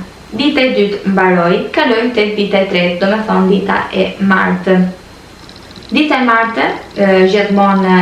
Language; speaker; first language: Albanian; early bilingual, heritage; Albanian